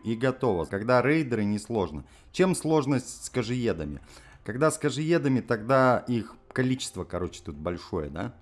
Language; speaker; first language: Russian; native; Russian